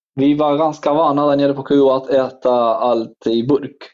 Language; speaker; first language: Swedish; non-native, fluent; Spanish